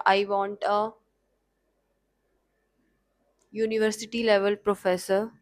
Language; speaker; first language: English; non-native, learner; Urdu